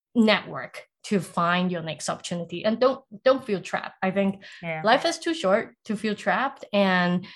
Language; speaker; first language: English; early bilingual, other home language; Chinese